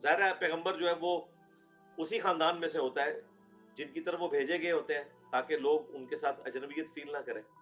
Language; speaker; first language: Urdu; non-native, local second language; Punjabi